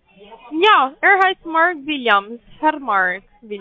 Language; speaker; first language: German; non-native, learner; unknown